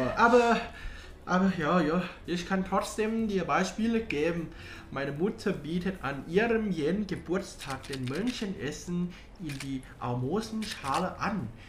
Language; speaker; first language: German; non-native, learner; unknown